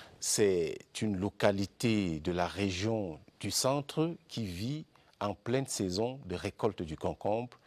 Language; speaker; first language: French; native; French